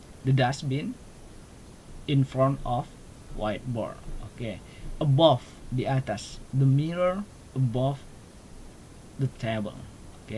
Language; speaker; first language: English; non-native, learner; Indonesian